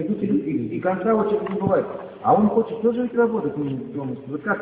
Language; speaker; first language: Russian; native; Russian